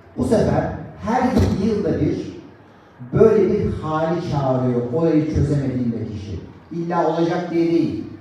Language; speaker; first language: Turkish; native; Turkish